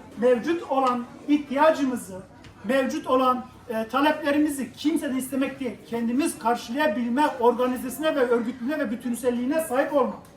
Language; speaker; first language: Turkish; non-native, local second language; Kurdish